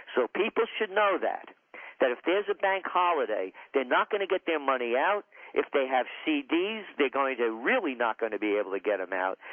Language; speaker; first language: English; native; English